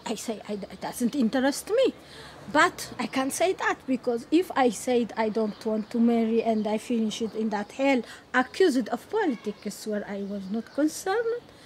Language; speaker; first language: English; non-native, fluent; Tigrinya